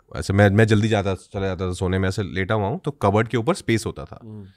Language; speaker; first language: Hindi; native; Hindi